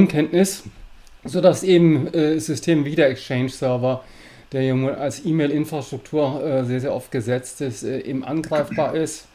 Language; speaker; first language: German; native; German